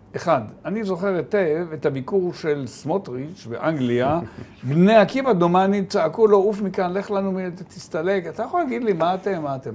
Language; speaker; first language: Hebrew; native; Hebrew